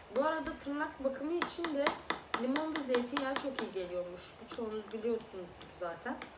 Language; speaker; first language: Turkish; early bilingual, other home language; Azerbaijani